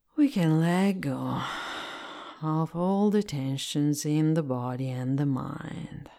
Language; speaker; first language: English; non-native, fluent; Italian